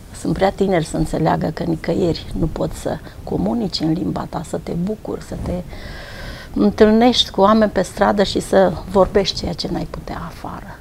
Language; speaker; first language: Romanian; native; Romanian